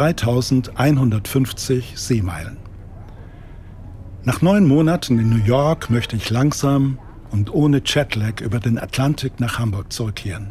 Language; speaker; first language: German; native; German